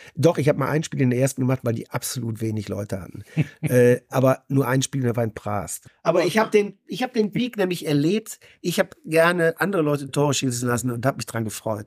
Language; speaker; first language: German; native; German